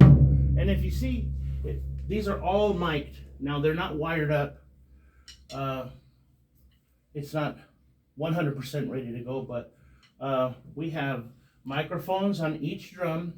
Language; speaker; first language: English; native; English